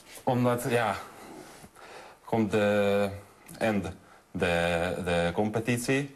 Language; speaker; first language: Dutch; non-native, learner; Hungarian